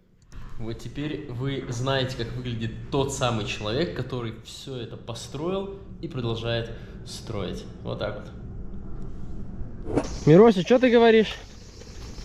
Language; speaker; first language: Russian; native; Russian